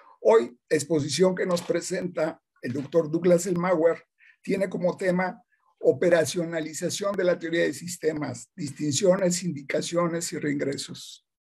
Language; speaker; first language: Spanish; native; Spanish